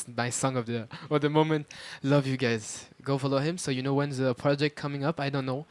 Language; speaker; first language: English; non-native, fluent; French